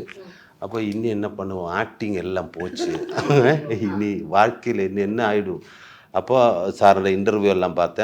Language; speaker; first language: Tamil; non-native, learner; Malayalam